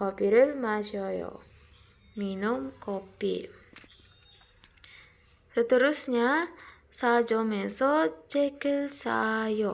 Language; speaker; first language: Korean; non-native, fluent; Indonesian